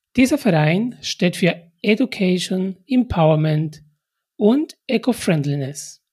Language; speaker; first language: German; native; German